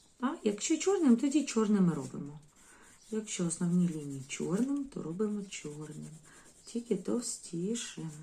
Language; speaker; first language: Ukrainian; non-native, local second language; Russian